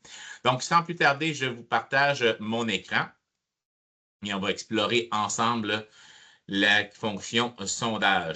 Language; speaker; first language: French; native; French